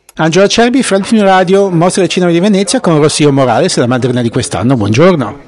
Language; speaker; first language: Italian; native; Italian